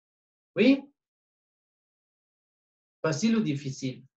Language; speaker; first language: French; non-native, learner; Spanish